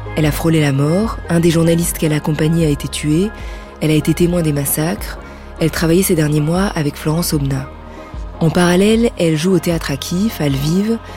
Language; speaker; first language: French; native; French